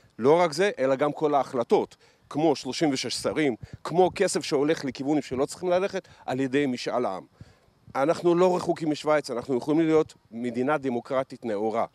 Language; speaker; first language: Hebrew; early bilingual, other home language; Russian